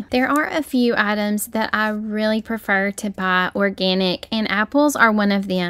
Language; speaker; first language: English; native; English